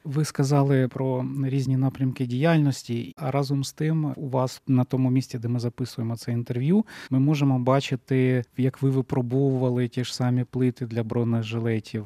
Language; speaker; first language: Ukrainian; native; Ukrainian